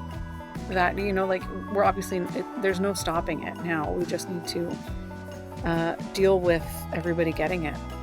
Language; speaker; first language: English; native; English